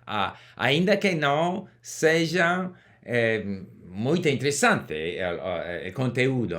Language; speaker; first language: Portuguese; non-native, learner; English